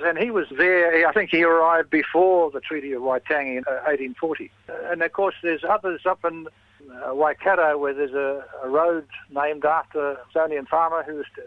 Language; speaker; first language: English; early bilingual, other home language; Estonian